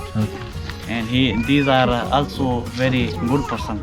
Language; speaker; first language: English; non-native, learner; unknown